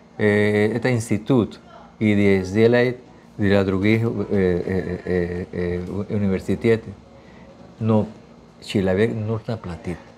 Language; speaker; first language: Russian; non-native, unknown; Spanish